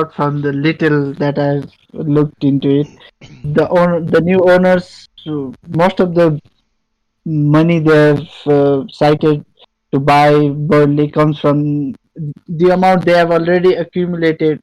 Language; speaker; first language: English; non-native, local second language; Nepali